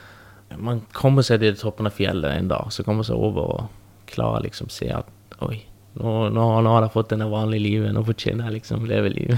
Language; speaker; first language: Norwegian; early bilingual, other home language; Persian